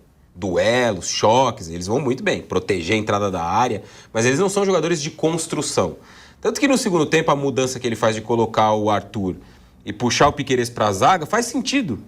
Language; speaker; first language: Portuguese; native; Portuguese